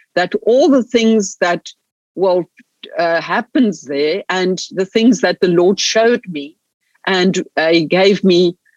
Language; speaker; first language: English; non-native, local second language; Afrikaans